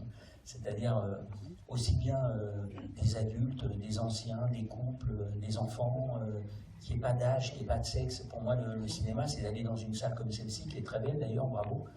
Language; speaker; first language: French; native; French